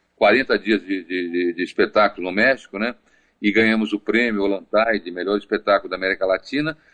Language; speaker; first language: Portuguese; native; Portuguese